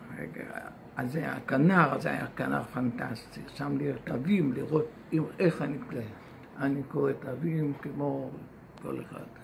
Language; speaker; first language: Hebrew; non-native, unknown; Yiddish